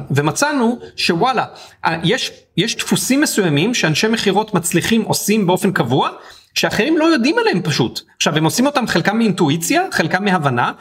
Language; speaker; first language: Hebrew; native; Hebrew